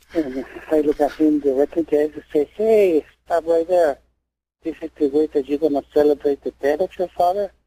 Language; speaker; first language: English; non-native, fluent; Spanish